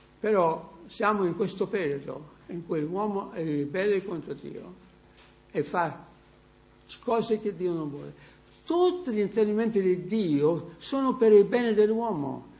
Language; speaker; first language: Italian; non-native, fluent; English